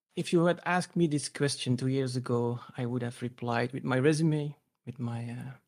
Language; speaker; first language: English; non-native, fluent; Dutch